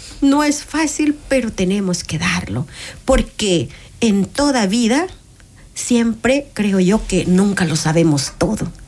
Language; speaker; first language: Spanish; native; Spanish